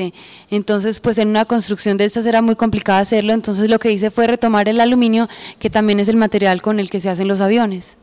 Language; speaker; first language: Spanish; native; Spanish